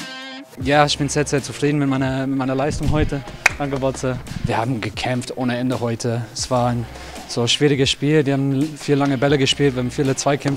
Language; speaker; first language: German; non-native, learner; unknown